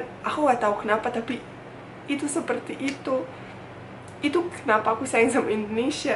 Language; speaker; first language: Indonesian; non-native, fluent; Bosnian